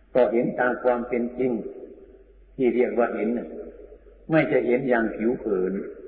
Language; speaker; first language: Thai; non-native, local second language; Northeastern Thai